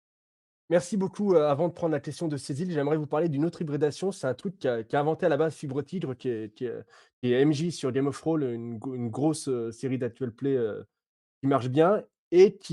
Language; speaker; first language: French; native; French